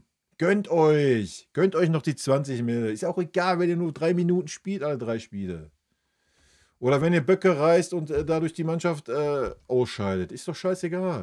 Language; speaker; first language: German; native; German